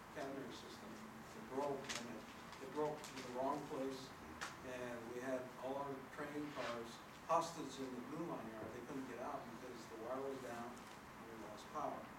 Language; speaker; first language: English; native; English